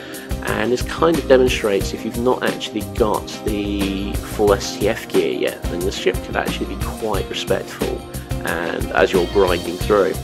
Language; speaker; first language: English; native; English